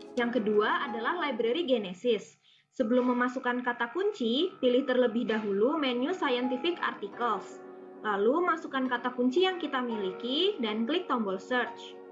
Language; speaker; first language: Indonesian; native; Indonesian